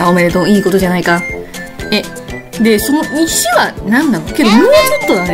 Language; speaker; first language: Japanese; native; Japanese